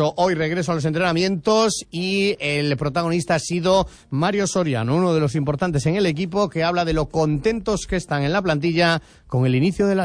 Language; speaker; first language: Spanish; native; Spanish